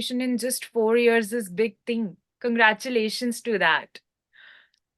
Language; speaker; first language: English; non-native, local second language; Hindi